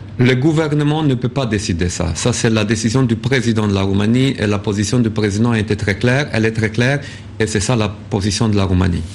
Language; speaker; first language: French; non-native, fluent; Romanian